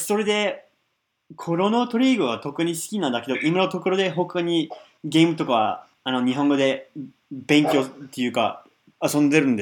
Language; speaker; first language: Japanese; non-native, fluent; English